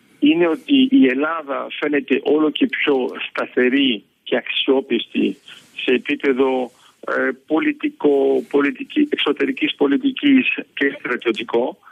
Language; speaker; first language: Greek; early bilingual, heritage; Greek